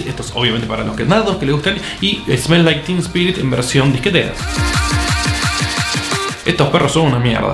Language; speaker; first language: Spanish; native; Spanish